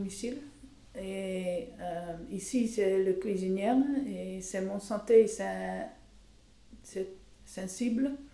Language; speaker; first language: French; non-native, learner; Dutch